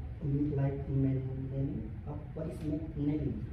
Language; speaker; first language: English; non-native, learner; Indonesian